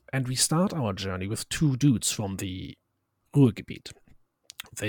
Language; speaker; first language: English; non-native, fluent; German